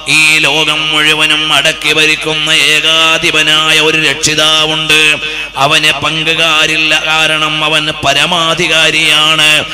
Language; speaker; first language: Malayalam; native; Malayalam